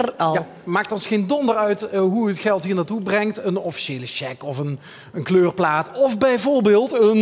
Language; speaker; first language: Dutch; native; Dutch